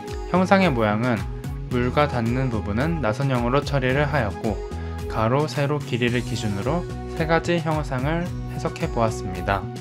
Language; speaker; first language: Korean; native; Korean